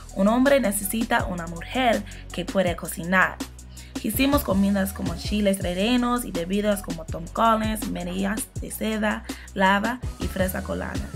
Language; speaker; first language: Spanish; non-native, learner; English